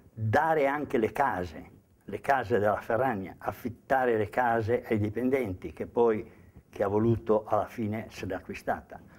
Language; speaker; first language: Italian; native; Italian